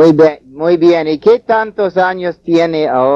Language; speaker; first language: Spanish; non-native, fluent; English